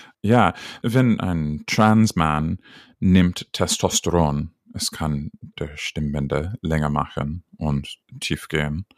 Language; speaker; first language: German; non-native, learner; English